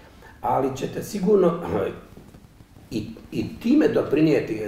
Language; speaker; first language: Bosnian; native; Bosnian